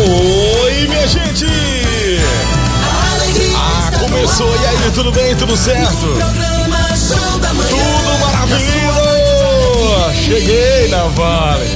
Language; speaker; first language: Portuguese; native; Portuguese